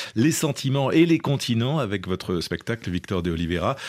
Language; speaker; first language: French; native; French